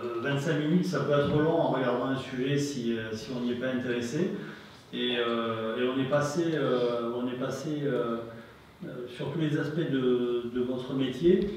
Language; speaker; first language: French; native; French